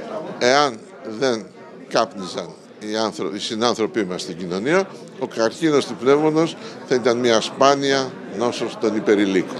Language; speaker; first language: Greek; native; Greek